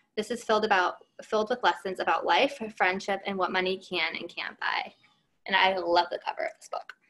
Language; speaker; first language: English; native; English